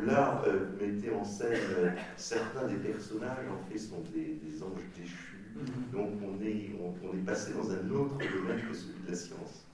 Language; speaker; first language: French; native; French